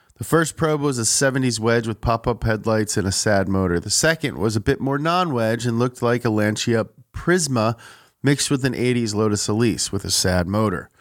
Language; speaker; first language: English; native; English